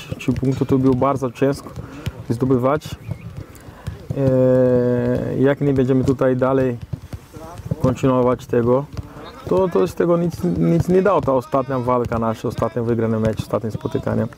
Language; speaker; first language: Polish; non-native, fluent; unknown